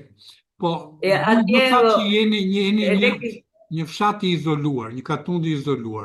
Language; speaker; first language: Albanian; native; Albanian